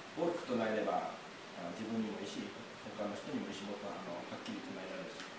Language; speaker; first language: Japanese; native; Japanese